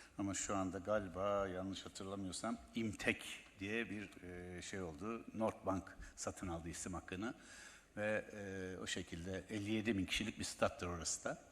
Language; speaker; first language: Turkish; native; Turkish